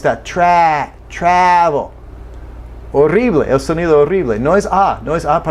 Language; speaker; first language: Spanish; non-native, fluent; English